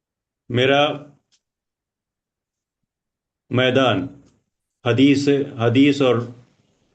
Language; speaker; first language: Hindi; non-native, learner; Bangla